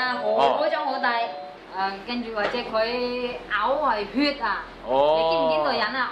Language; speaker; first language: Cantonese; non-native, learner; Indonesian